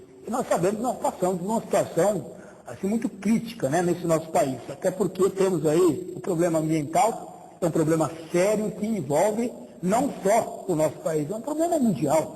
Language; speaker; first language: Portuguese; native; Portuguese